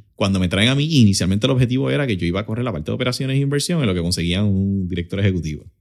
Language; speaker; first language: Spanish; native; Spanish